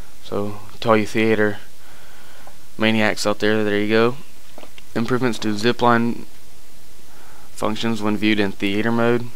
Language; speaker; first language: English; native; English